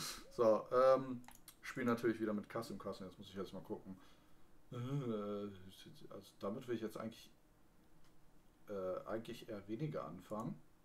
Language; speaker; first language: German; native; German